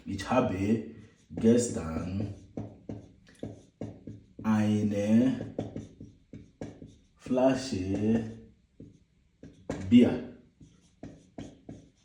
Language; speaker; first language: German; non-native, fluent; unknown